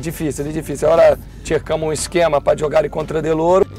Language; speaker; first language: Italian; non-native, learner; Portuguese